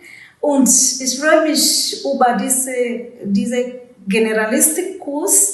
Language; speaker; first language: German; non-native, learner; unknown